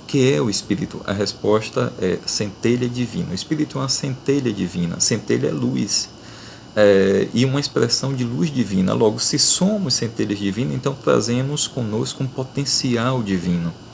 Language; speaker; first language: Portuguese; native; Portuguese